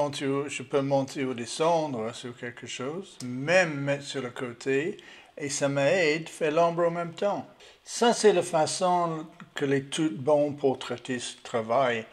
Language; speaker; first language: French; non-native, learner; English